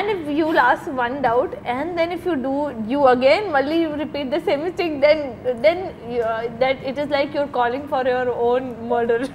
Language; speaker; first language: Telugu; non-native, learner; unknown